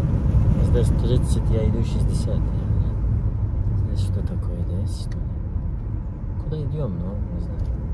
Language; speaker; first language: Russian; non-native, learner; Turkish